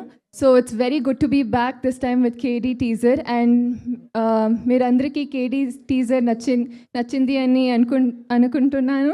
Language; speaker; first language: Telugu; non-native, learner; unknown